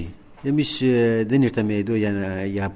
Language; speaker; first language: Greek; non-native, learner; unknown